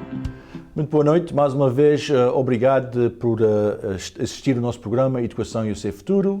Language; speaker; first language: Portuguese; early bilingual, heritage; Portuguese